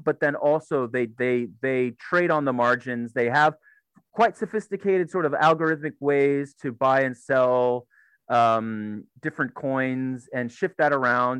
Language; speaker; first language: English; native; English